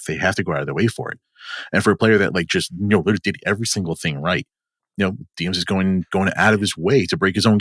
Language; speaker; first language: English; native; English